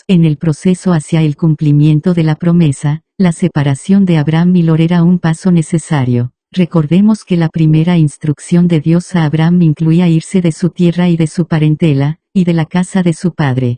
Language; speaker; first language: Spanish; native; Spanish